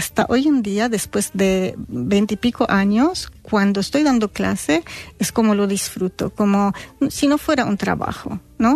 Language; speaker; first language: Spanish; non-native, fluent; Arabic